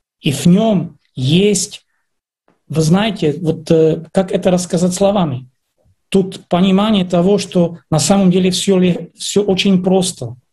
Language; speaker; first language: Russian; non-native, fluent; Czech